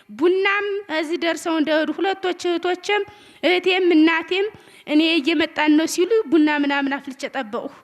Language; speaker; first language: Amharic; native; Amharic